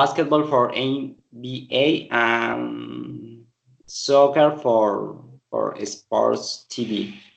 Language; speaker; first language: English; non-native, learner; Spanish